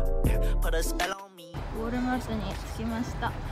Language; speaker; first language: Japanese; native; Japanese